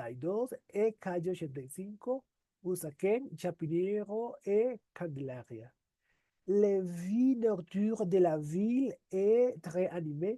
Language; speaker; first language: French; non-native, learner; Spanish